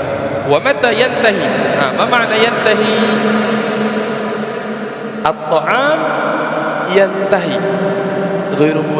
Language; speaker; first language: Arabic; non-native, fluent; Indonesian